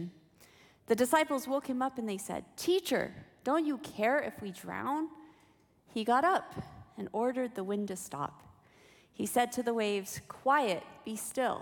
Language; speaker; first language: English; native; English